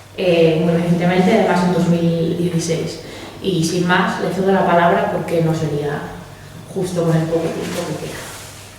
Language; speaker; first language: Spanish; native; Spanish